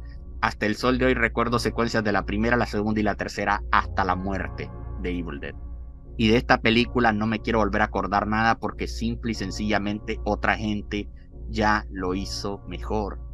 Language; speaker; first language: Spanish; native; Spanish